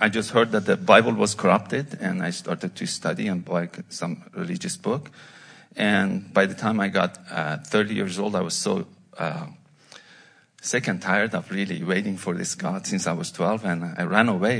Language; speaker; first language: English; non-native, fluent; Persian